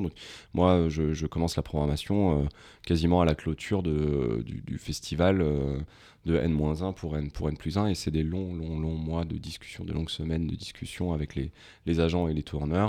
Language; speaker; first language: French; native; French